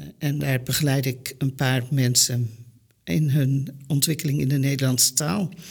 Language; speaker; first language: Dutch; native; Dutch